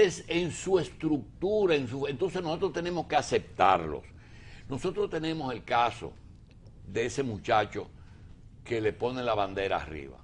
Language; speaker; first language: Spanish; native; Spanish